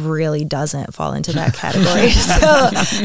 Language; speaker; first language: English; native; English